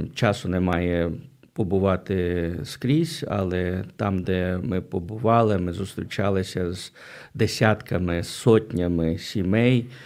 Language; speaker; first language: Ukrainian; native; Ukrainian